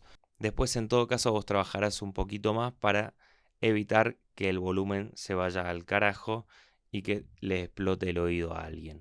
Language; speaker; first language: Spanish; native; Spanish